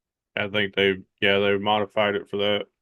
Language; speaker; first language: English; native; English